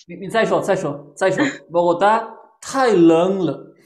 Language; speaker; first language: Chinese; non-native, fluent; Spanish